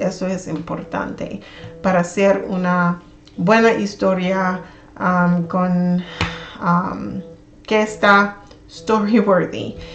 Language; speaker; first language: Spanish; non-native, learner; English